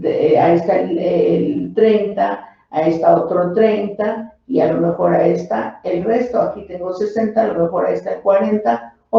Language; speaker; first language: Spanish; native; Spanish